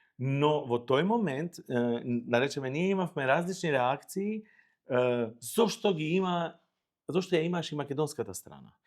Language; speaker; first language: Macedonian; non-native, local second language; Albanian